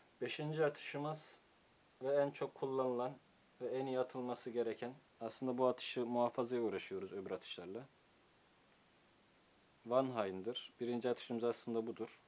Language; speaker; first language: Turkish; native; Turkish